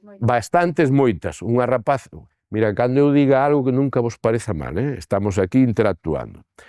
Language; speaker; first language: Galician; native; Galician